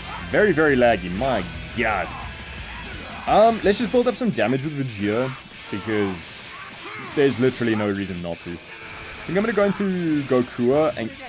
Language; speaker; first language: English; native; English